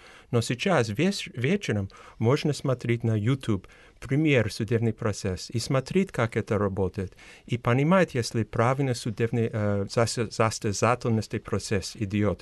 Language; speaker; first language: Russian; non-native, fluent; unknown